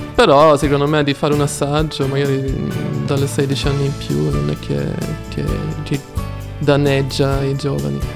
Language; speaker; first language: Italian; non-native, fluent; Swedish